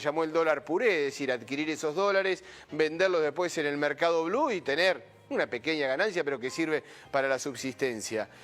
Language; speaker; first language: Spanish; native; Spanish